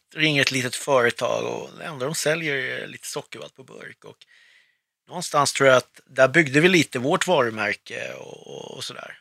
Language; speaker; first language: Swedish; early bilingual, other home language; Arabic